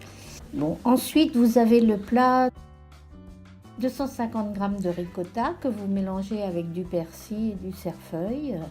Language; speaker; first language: French; native; French